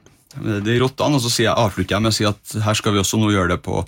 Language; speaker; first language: Norwegian; native; Norwegian